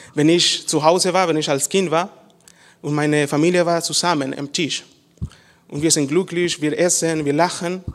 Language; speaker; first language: German; non-native, learner; Spanish